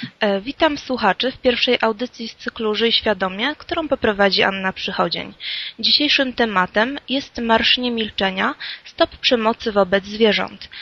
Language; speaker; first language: Polish; native; Polish